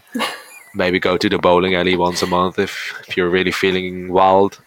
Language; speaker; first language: English; early bilingual, heritage; Dutch